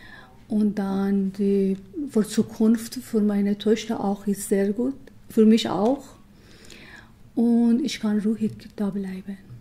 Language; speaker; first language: German; non-native, learner; Persian